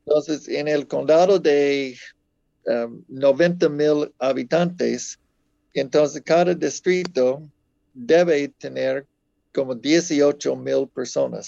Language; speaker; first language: Spanish; non-native, fluent; English